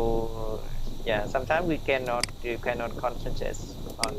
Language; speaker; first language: English; non-native, learner; Vietnamese